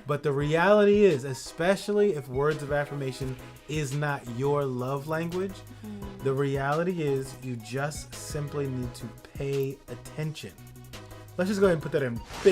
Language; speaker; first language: English; native; English